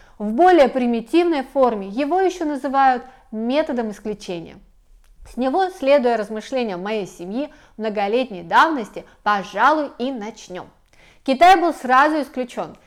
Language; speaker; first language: Russian; native; Russian